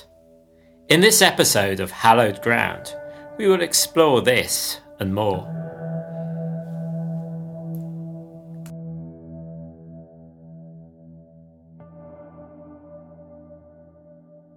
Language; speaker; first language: English; native; English